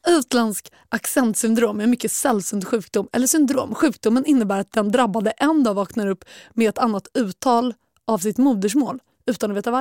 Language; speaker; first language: Swedish; native; Swedish